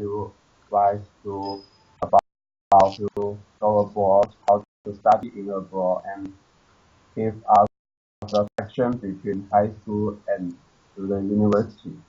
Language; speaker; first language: English; non-native, learner; Chinese